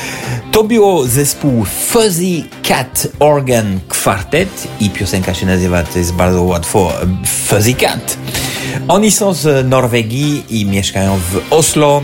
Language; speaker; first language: Polish; non-native, learner; French